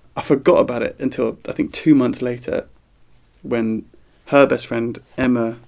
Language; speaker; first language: English; native; English